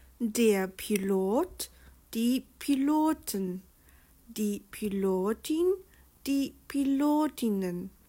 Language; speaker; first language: German; non-native, fluent; Chinese